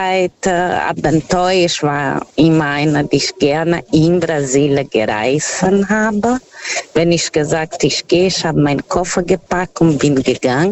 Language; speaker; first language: German; non-native, fluent; Portuguese